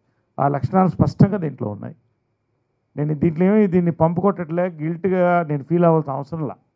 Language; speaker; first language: Telugu; native; Telugu